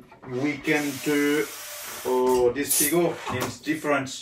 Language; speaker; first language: English; non-native, learner; Italian